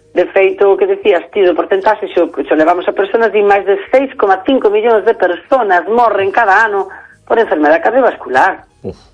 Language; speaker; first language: Galician; native; Galician